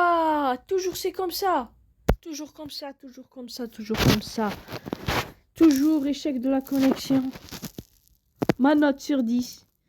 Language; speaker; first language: French; native; French